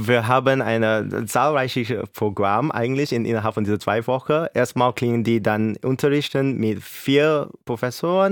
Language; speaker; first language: German; non-native, fluent; English